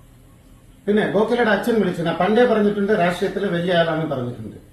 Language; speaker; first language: Malayalam; non-native, fluent; Tamil